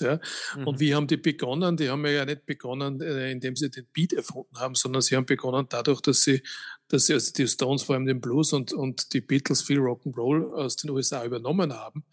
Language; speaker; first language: German; native; German